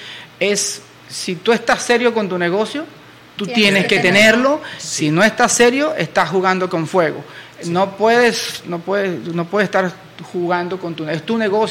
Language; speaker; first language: Spanish; native; Spanish